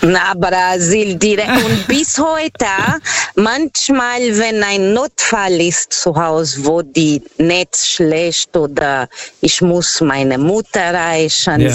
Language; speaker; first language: German; non-native, learner; Portuguese